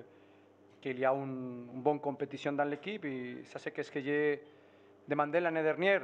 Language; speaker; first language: French; non-native, fluent; Spanish